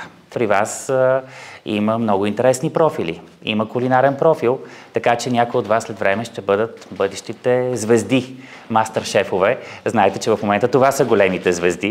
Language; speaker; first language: Bulgarian; native; Bulgarian